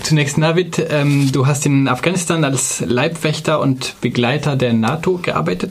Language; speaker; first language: German; native; German